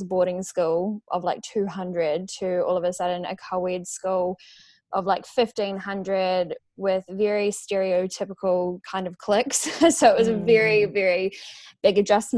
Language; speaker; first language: English; native; English